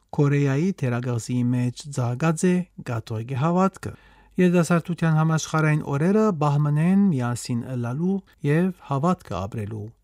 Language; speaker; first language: Armenian; early bilingual, heritage; Armenian